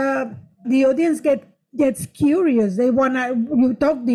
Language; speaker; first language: English; non-native, fluent; Spanish